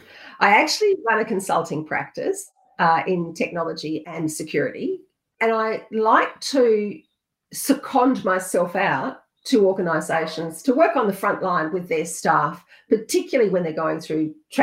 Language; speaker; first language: English; native; English